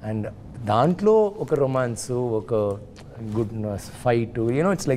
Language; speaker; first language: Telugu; non-native, learner; Tamil